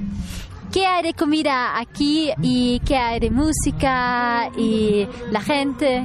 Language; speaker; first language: Spanish; non-native, learner; German